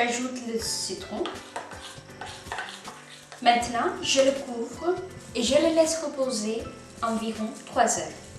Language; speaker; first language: French; non-native, fluent; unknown